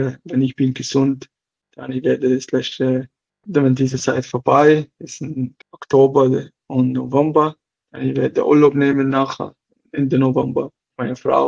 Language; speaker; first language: German; non-native, local second language; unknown